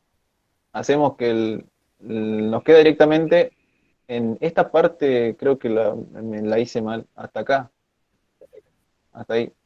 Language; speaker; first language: Spanish; native; Spanish